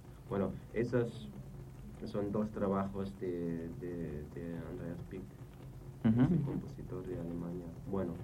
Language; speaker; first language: Spanish; non-native, fluent; German